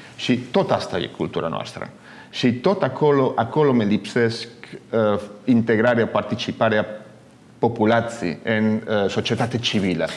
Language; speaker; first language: Romanian; non-native, fluent; Spanish